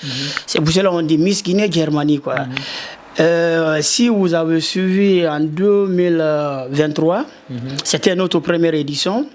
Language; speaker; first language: French; non-native, local second language; Susu